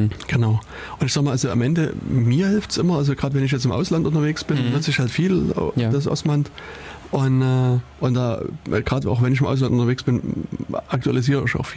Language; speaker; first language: German; native; German